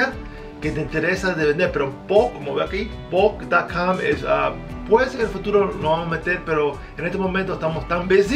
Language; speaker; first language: Spanish; early bilingual, heritage; Spanish